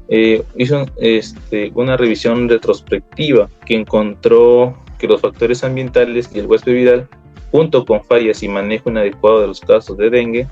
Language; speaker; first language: Spanish; native; Spanish